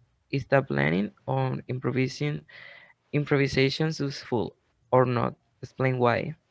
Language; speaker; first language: English; non-native, learner; Spanish